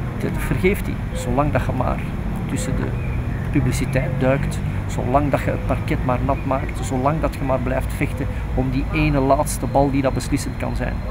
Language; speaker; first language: Dutch; native; Dutch